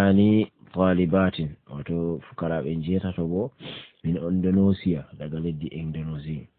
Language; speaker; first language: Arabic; non-native, fluent; Fula